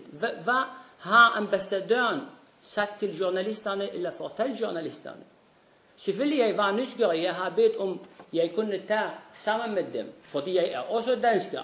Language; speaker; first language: Danish; non-native, fluent; Arabic